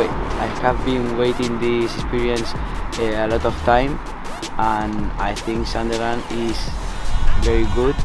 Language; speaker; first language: English; non-native, learner; Spanish